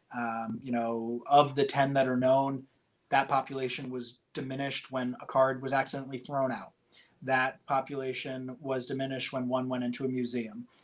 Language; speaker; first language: English; native; English